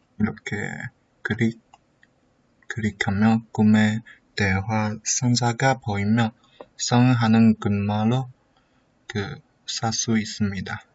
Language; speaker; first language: Korean; non-native, learner; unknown